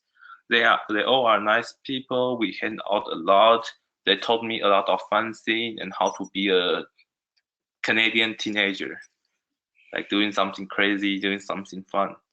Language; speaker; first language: English; non-native, learner; Chinese